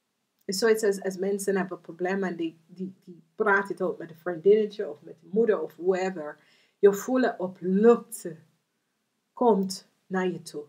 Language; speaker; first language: Dutch; non-native, fluent; English